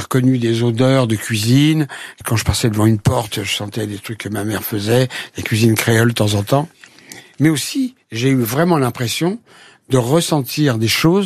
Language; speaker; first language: French; native; French